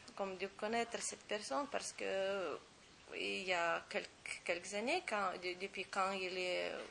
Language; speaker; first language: French; non-native, fluent; Romanian